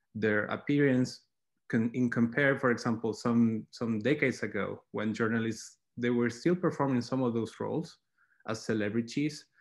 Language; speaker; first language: English; non-native, fluent; Spanish